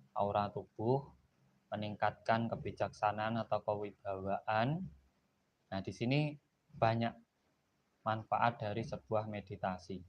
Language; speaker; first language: Indonesian; non-native, local second language; Javanese